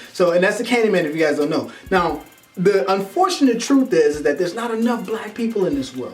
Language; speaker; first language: English; native; English